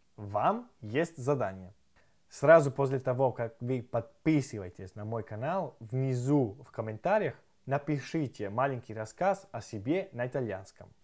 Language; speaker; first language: Russian; non-native, fluent; Italian